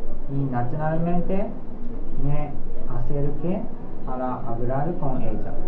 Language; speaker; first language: Spanish; non-native, learner; Japanese